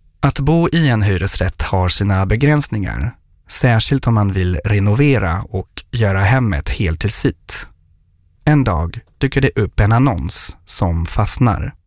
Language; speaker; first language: Swedish; non-native, fluent; French